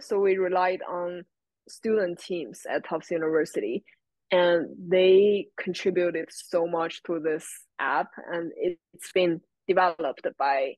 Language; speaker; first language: English; non-native, fluent; Chinese